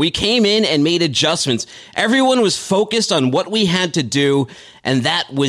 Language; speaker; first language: English; native; English